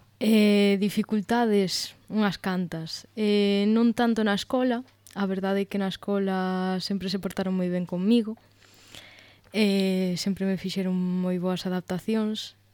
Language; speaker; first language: Galician; native; Galician